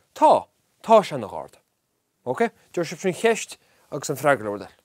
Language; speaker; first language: Irish; native; Irish